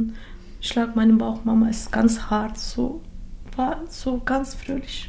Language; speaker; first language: German; non-native, local second language; Turkish